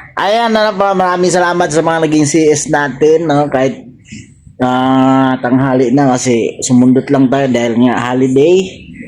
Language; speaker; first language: Filipino; native; Filipino